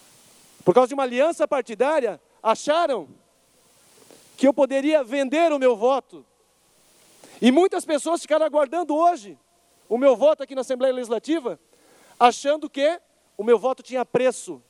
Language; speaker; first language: Portuguese; native; Portuguese